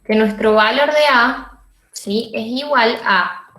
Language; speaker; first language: Spanish; native; Spanish